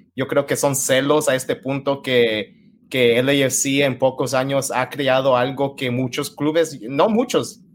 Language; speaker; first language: Spanish; early bilingual, heritage; Spanish